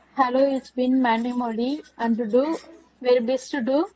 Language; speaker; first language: German; non-native, learner; Tamil